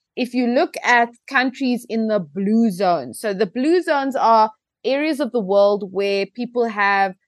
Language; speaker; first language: English; native; English